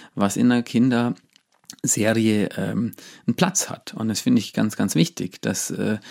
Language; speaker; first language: German; native; German